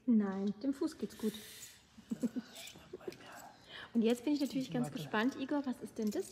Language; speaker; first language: German; native; German